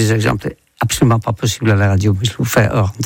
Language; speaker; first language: French; non-native, fluent; Dutch